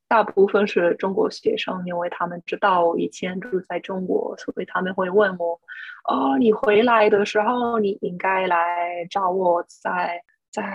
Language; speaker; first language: Chinese; non-native, fluent; English